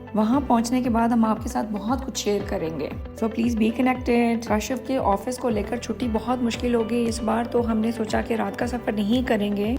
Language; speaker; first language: Urdu; native; Urdu